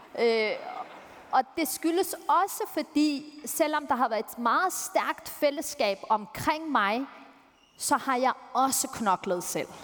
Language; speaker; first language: Danish; early bilingual, other home language; Turkish